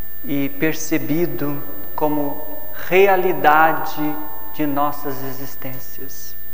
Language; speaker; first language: Portuguese; native; Portuguese